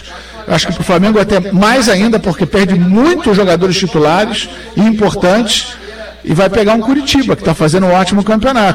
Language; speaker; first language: Portuguese; native; Portuguese